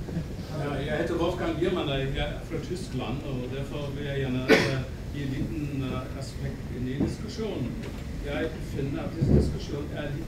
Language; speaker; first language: Norwegian; non-native, fluent; German